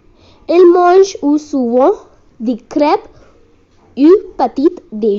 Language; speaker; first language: French; non-native, learner; Hindi